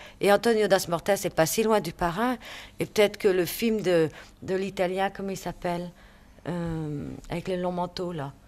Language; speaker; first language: French; native; French